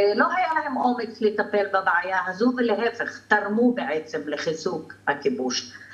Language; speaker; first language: Hebrew; non-native, local second language; Arabic